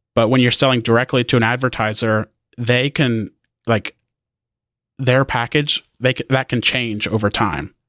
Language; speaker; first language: English; native; English